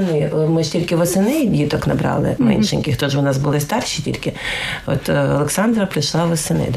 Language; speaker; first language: Ukrainian; native; Ukrainian